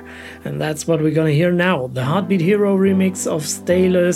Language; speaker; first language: English; non-native, fluent; German